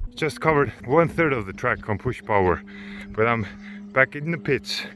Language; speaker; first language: English; non-native, fluent; Estonian